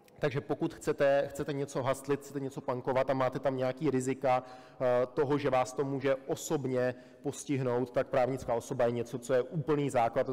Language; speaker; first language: Czech; early bilingual, other home language; Russian